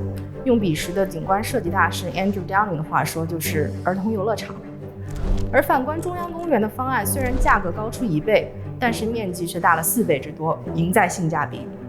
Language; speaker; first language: Chinese; native; Chinese